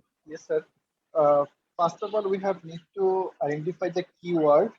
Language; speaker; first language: English; non-native, learner; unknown